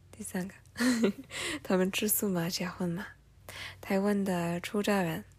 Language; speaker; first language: Chinese; non-native, fluent; English